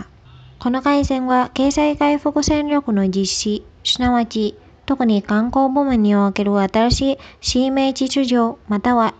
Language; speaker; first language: Japanese; non-native, fluent; Indonesian